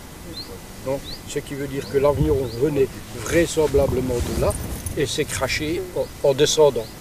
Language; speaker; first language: French; native; French